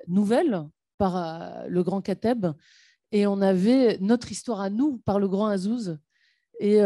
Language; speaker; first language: French; native; French